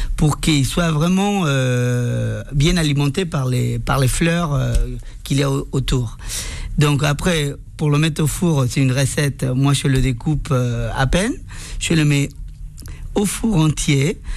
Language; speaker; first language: French; non-native, fluent; Spanish